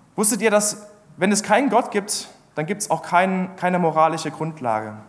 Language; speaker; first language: German; native; German